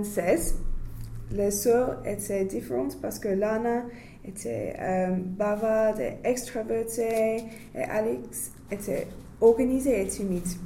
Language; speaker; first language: French; non-native, learner; English